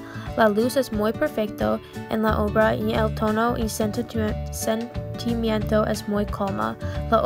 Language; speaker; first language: Spanish; non-native, learner; English